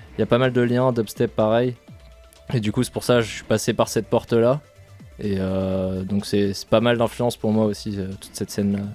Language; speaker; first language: French; native; French